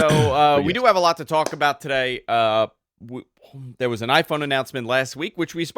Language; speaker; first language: English; native; English